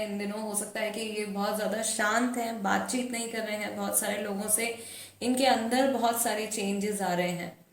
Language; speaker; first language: Hindi; native; Hindi